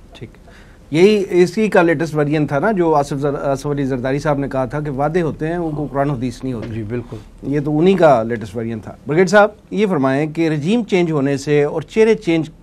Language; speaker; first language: Hindi; native; Hindi